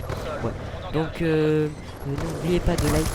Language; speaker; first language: French; native; French